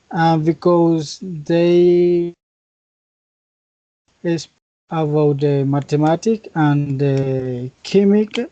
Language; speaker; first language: English; non-native, learner; Spanish